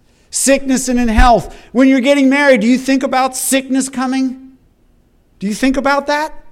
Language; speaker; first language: English; native; English